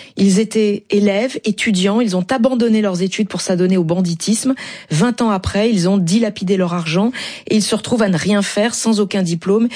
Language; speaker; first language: French; native; French